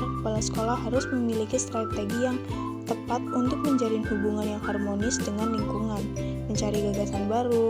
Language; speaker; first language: Indonesian; native; Indonesian